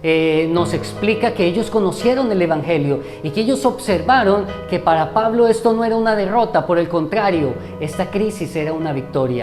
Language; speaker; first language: Spanish; native; Spanish